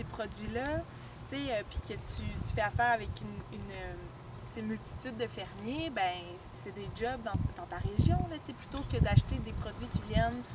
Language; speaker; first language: French; native; French